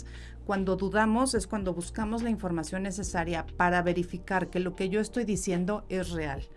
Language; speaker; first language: Spanish; native; Spanish